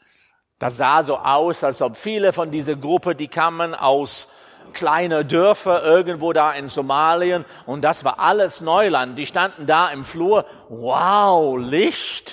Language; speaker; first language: German; non-native, fluent; English